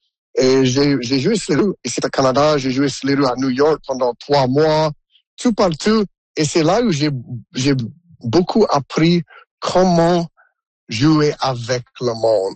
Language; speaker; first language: French; non-native, local second language; English